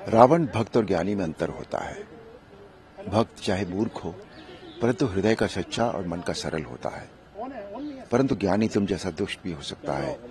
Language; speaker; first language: Hindi; native; Hindi